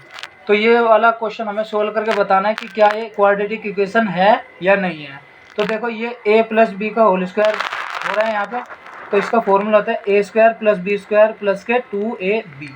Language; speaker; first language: Hindi; native; Hindi